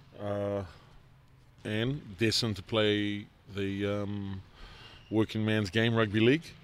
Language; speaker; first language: English; native; English